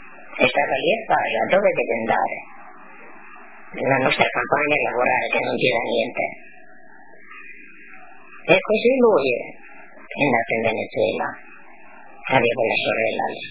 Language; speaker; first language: Italian; non-native, local second language; Friulian